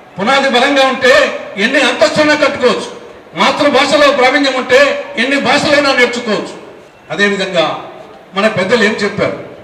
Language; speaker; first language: Telugu; native; Telugu